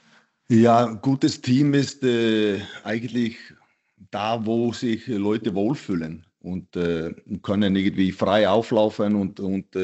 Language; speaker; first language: German; non-native, fluent; Icelandic